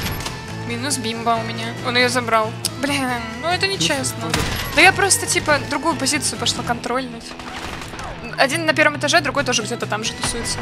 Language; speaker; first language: Russian; native; Russian